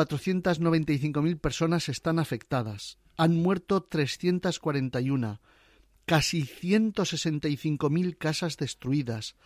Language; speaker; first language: Spanish; native; Spanish